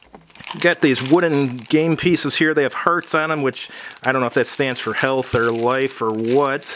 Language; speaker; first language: English; native; English